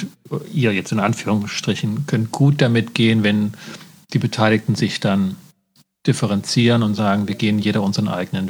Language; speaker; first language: German; native; German